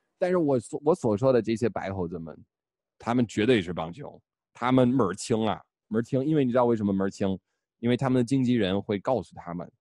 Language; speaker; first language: Chinese; non-native, fluent; English